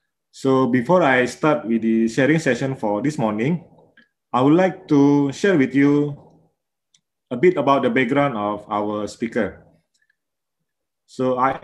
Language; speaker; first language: English; non-native, local second language; Malay